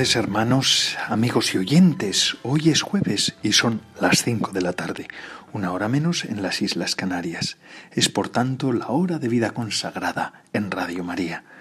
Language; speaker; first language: Spanish; native; Spanish